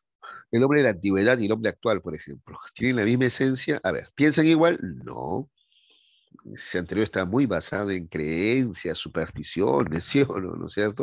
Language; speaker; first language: Spanish; native; Spanish